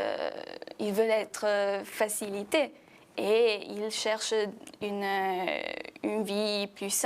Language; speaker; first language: French; non-native, fluent; Italian